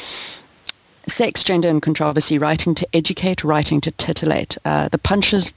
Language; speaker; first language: English; native; English